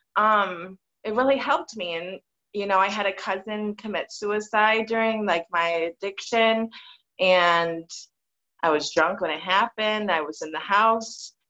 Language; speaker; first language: English; native; English